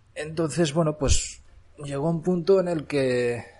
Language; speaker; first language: Spanish; native; Spanish